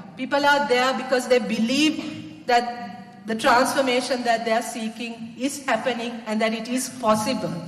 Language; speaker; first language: English; non-native, local second language; Sinhala